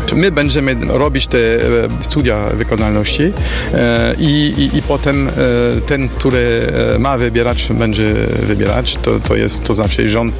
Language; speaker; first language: Polish; non-native, learner; French